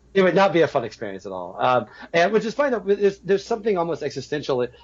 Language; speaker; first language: English; native; English